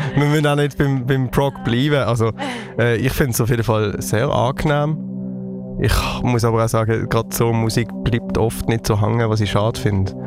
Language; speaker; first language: German; native; German